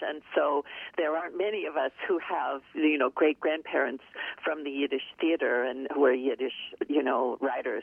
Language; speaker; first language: English; native; English